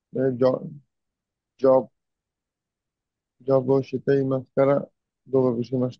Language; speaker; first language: Japanese; non-native, learner; Bangla